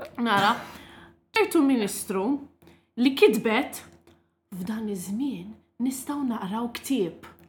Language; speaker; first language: Maltese; non-native, local second language; English